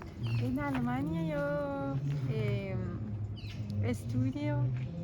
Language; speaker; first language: Spanish; non-native, learner; Persian